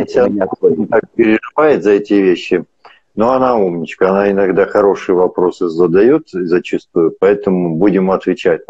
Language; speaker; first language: Russian; native; Russian